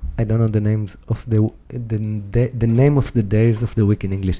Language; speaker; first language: English; non-native, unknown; Hebrew